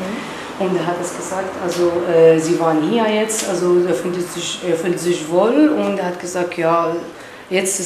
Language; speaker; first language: German; non-native, learner; Arabic